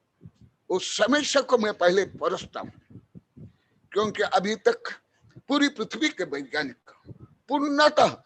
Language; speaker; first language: Hindi; native; Hindi